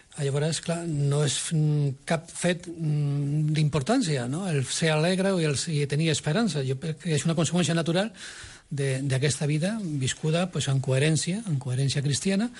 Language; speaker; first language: Catalan; non-native, local second language; Spanish